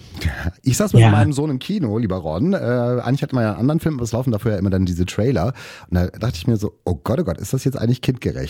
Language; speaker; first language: German; native; German